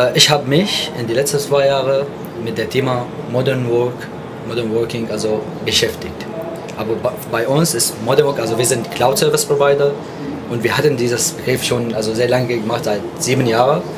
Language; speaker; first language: German; non-native, fluent; Arabic